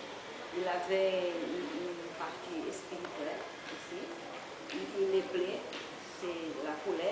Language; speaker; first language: French; non-native, learner; Portuguese